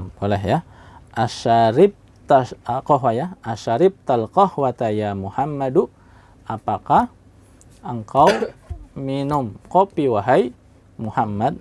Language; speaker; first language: Indonesian; native; Indonesian